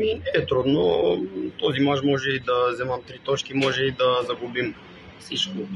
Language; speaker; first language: Bulgarian; non-native, fluent; Romanian